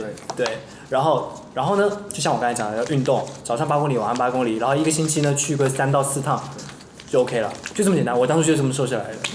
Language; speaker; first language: Chinese; native; Chinese